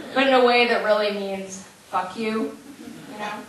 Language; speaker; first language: English; native; English